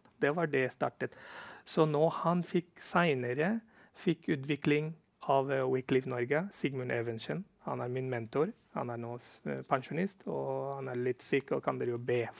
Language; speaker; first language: Norwegian; non-native, fluent; Rohingya